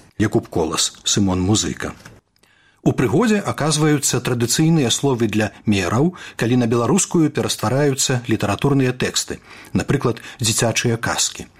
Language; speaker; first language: Belarusian; native; Belarusian